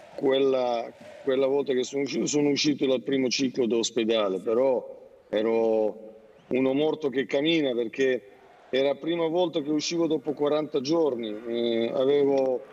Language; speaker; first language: Italian; non-native, fluent; Serbian